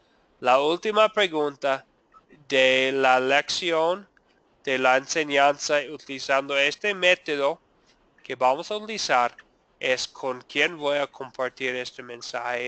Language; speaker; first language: Spanish; non-native, fluent; English